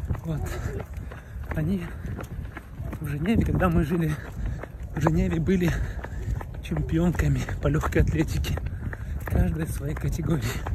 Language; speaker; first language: Russian; non-native, local second language; Kyrgyz